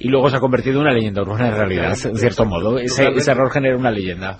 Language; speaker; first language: Spanish; native; Spanish